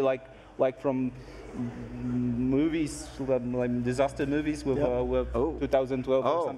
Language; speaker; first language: English; non-native, fluent; Polish